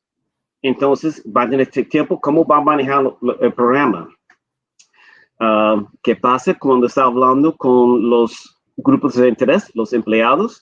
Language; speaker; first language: Spanish; non-native, fluent; English